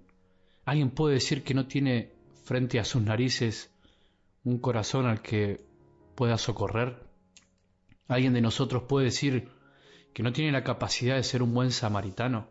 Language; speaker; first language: Spanish; native; Spanish